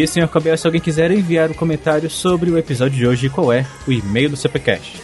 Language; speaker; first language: Portuguese; native; Portuguese